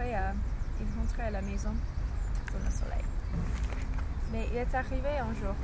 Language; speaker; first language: French; non-native, learner; English